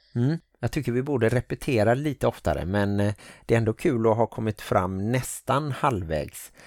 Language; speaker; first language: Swedish; native; Swedish